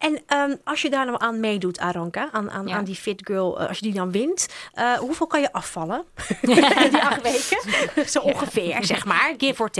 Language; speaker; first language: Dutch; native; Dutch